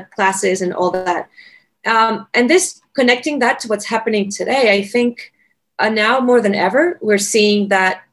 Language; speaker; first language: English; non-native, fluent; Spanish